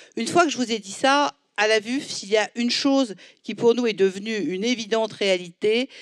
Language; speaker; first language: French; native; French